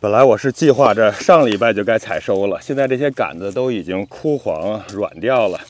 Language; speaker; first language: Chinese; native; Chinese